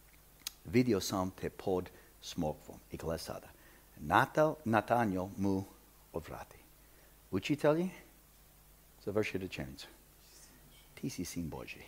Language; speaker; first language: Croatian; early bilingual, heritage; Croatian